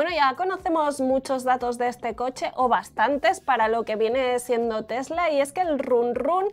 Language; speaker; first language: Spanish; native; Spanish